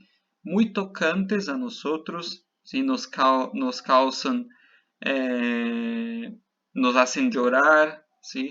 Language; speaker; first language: Spanish; non-native, fluent; Portuguese